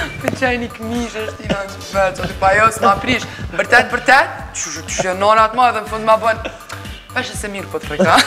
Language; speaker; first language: Albanian; early bilingual, heritage; Albanian